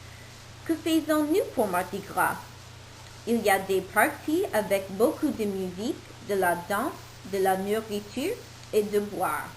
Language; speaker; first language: French; non-native, learner; English